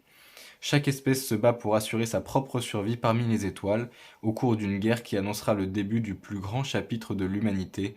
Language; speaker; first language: French; native; French